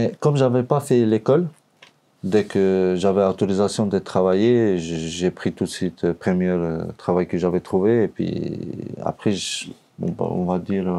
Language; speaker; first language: French; non-native, learner; Albanian